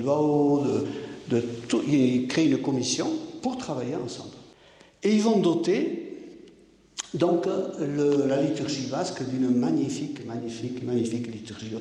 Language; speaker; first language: French; native; French